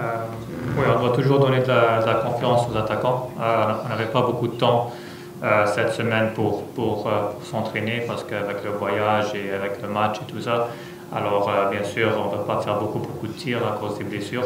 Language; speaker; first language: French; non-native, fluent; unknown